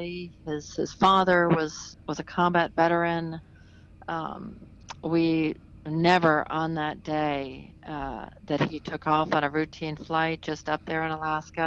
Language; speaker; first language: English; native; English